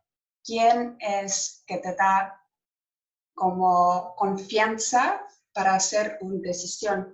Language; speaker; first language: Spanish; non-native, fluent; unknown